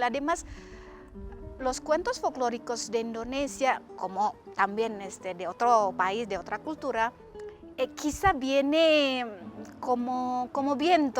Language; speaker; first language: Spanish; non-native, fluent; Indonesian